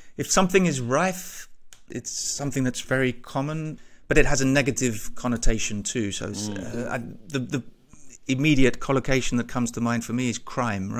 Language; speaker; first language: English; native; English